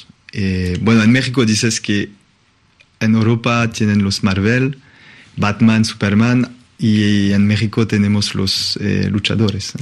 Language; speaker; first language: Spanish; non-native, fluent; French